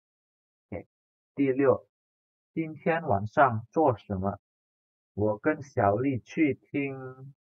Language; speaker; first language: Chinese; non-native, fluent; Indonesian